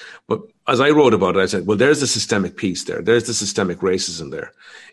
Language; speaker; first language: English; native; English